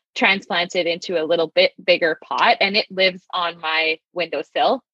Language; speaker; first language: English; native; English